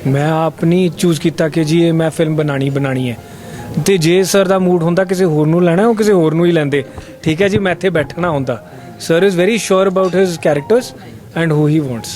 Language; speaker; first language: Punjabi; native; Punjabi